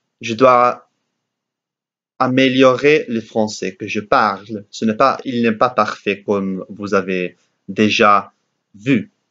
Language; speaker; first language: French; non-native, learner; English